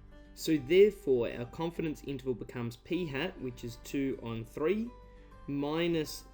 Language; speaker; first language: English; native; English